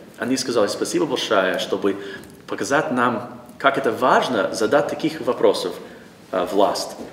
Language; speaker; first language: Russian; non-native, learner; English